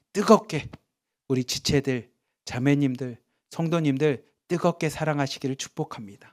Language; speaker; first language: Korean; native; Korean